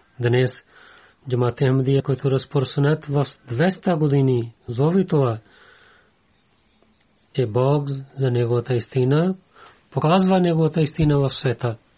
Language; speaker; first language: Bulgarian; non-native, learner; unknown